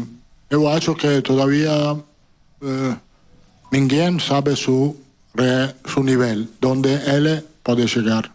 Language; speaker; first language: Portuguese; non-native, learner; Italian